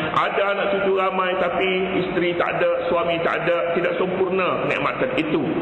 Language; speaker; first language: Malay; native; Malay